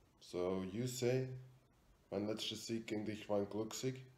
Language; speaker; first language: German; native; German